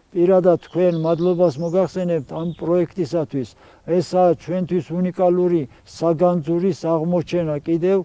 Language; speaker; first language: Georgian; non-native, local second language; Svan